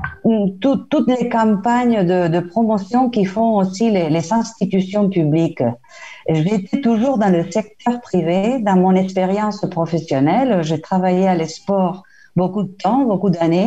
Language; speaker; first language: French; non-native, fluent; Spanish